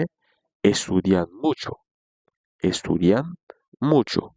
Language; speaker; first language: Spanish; non-native, learner; Haitian Creole